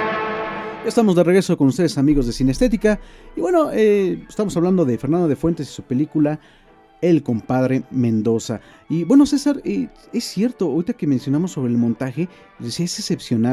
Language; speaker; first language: Spanish; native; Spanish